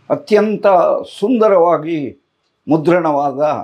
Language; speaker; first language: Kannada; non-native, local second language; Tamil